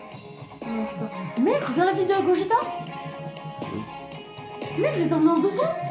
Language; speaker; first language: French; native; French